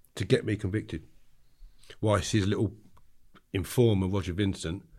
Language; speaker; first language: English; native; English